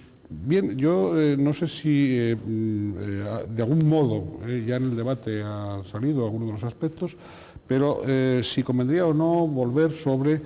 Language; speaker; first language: Spanish; native; Spanish